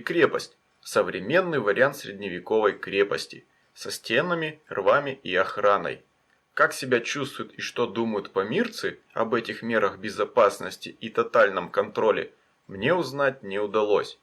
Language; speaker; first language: Russian; native; Russian